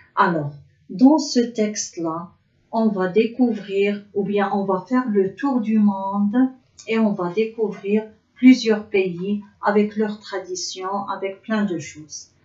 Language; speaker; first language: French; non-native, local second language; Arabic